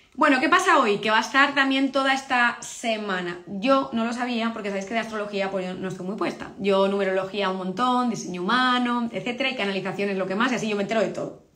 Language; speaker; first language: Spanish; native; Spanish